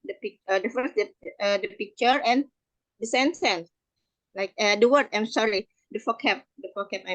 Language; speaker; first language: English; non-native, learner; Indonesian